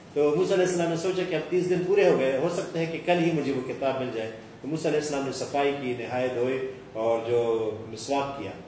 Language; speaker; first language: Urdu; native; Urdu